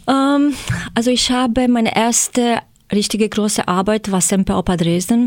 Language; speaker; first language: German; non-native, fluent; Croatian